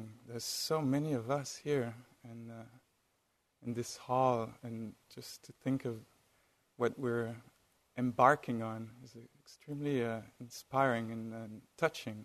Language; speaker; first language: English; non-native, fluent; French